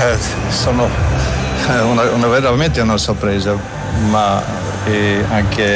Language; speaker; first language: Italian; non-native, learner; German